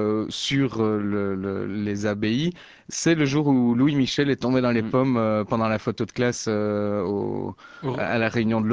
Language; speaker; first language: French; native; French